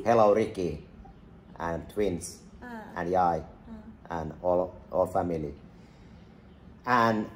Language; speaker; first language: English; non-native, fluent; Finnish